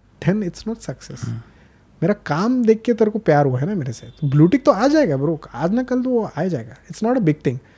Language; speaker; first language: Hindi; non-native, local second language; Marathi